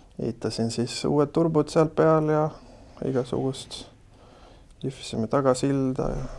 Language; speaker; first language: Estonian; non-native, fluent; Swedish